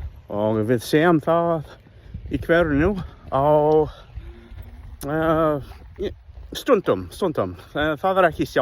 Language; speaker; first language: Icelandic; non-native, learner; English